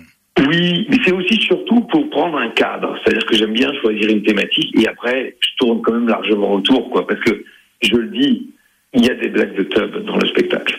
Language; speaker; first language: French; native; French